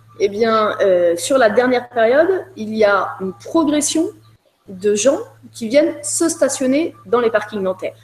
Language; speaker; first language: French; native; French